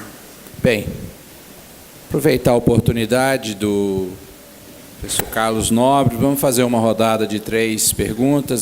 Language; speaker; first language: Portuguese; native; Portuguese